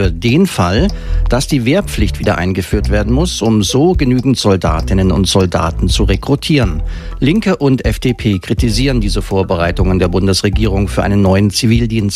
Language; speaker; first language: German; native; German